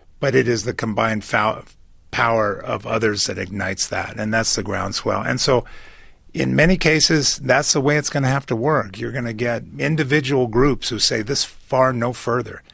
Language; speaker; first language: English; native; English